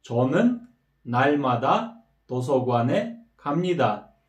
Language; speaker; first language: Korean; non-native, fluent; Kyrgyz